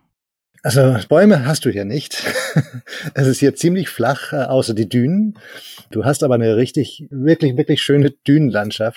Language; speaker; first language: German; native; German